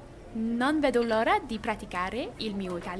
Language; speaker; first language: Italian; non-native, learner; English